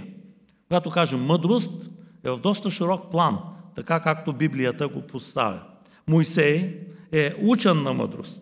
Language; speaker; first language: Bulgarian; native; Bulgarian